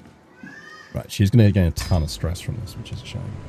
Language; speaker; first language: English; native; English